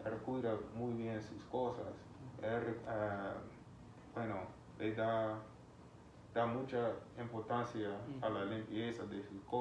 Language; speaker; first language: Spanish; non-native, fluent; English